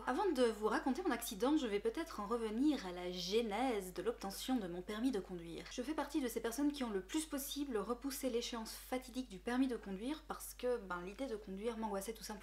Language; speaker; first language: French; native; French